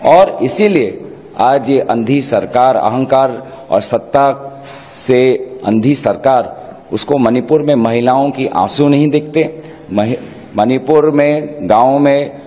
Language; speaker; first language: Hindi; non-native, local second language; Assamese